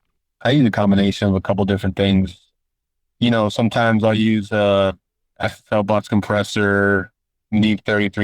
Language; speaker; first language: English; native; English